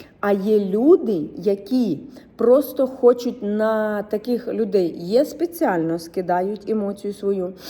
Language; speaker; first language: Ukrainian; non-native, local second language; Russian